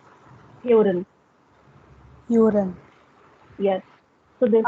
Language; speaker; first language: German; non-native, learner; Hindi